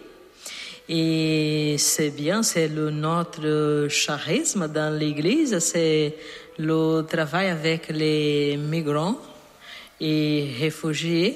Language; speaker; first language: French; non-native, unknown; Portuguese